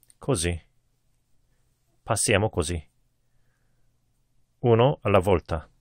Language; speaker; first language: Italian; non-native, learner; Korean